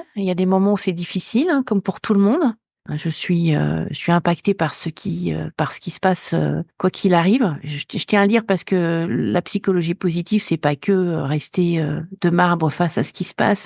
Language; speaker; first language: French; native; French